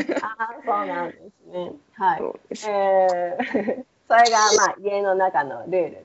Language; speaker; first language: Japanese; native; Japanese